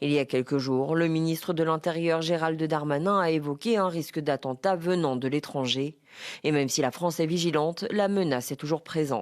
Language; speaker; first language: French; native; French